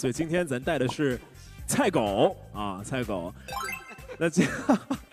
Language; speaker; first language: Chinese; native; Chinese